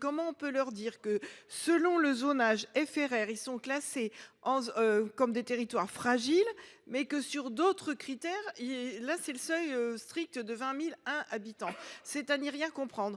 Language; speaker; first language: French; native; French